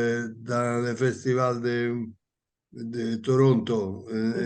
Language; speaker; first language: French; non-native, learner; Italian